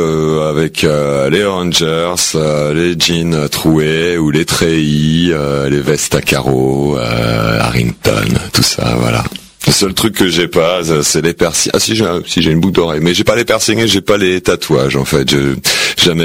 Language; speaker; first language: French; native; French